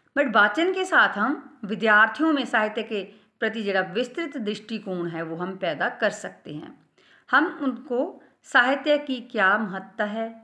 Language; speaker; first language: Hindi; non-native, local second language; Punjabi